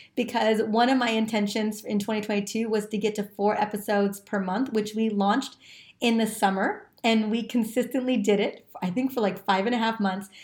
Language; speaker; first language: English; native; English